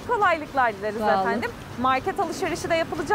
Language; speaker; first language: Turkish; native; Turkish